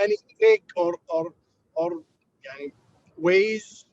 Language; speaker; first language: English; non-native, learner; Arabic